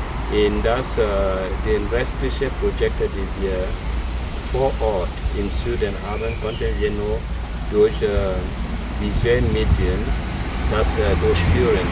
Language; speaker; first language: German; non-native, fluent; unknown